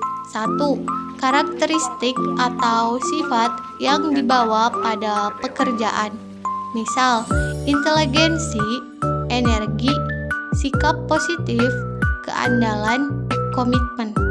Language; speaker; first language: Indonesian; native; Indonesian